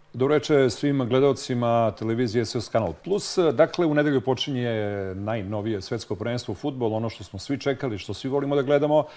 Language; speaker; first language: Serbian; native; Serbian